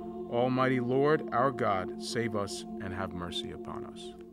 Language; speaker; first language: English; native; English